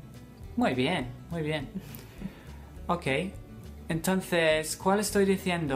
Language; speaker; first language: Spanish; non-native, fluent; English